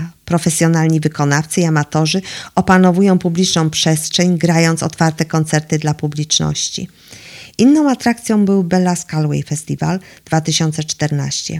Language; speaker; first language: Polish; native; Polish